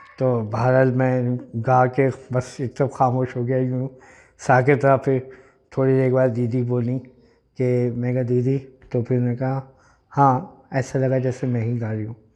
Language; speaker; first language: Urdu; native; Urdu